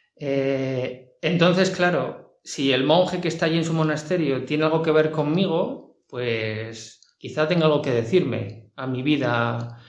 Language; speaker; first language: Spanish; native; Spanish